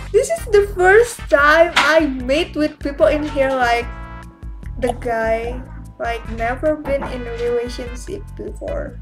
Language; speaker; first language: English; non-native, learner; Indonesian